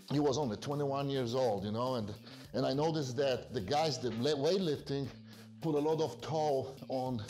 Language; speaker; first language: English; non-native, fluent; Polish